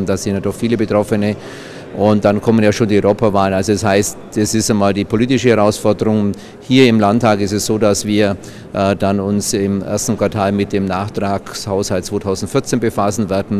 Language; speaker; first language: German; native; German